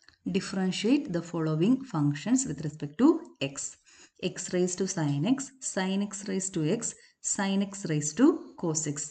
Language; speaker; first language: English; non-native, local second language; Malayalam